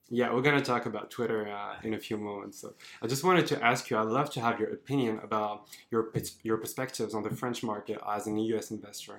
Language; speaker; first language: English; non-native, fluent; French